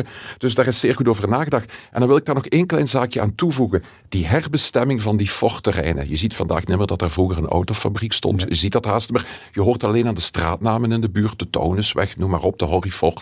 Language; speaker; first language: Dutch; native; Dutch